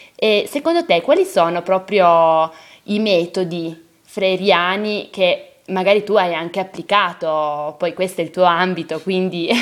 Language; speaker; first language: Italian; native; Italian